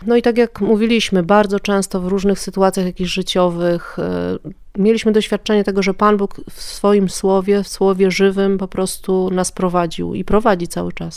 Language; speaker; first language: Polish; native; Polish